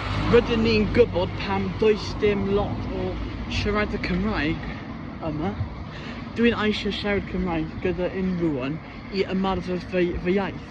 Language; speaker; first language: Welsh; non-native, learner; English